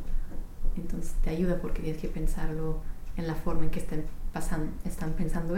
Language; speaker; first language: Spanish; non-native, fluent; English